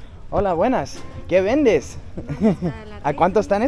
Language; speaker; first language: Spanish; non-native, fluent; English